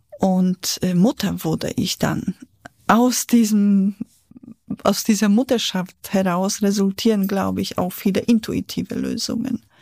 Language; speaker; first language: German; non-native, fluent; Polish